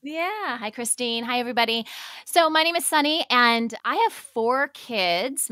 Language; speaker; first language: English; native; English